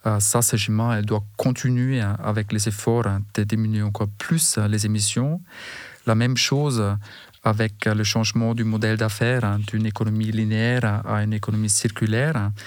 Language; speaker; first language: French; non-native, fluent; German